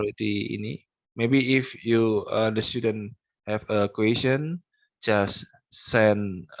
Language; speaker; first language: English; non-native, local second language; Indonesian